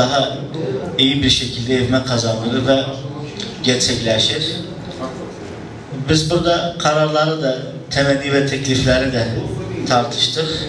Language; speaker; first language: Turkish; native; Turkish